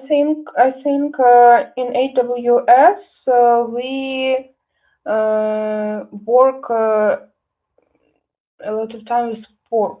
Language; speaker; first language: English; non-native, learner; Russian